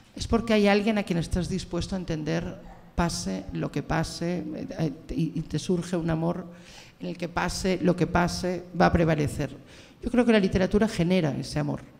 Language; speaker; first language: Spanish; native; Spanish